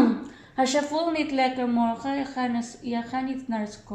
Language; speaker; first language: Dutch; non-native, learner; Filipino